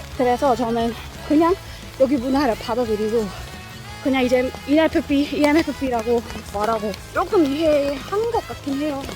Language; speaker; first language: Korean; non-native, fluent; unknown